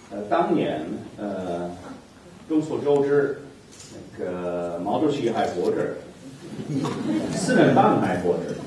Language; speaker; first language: Chinese; non-native, fluent; English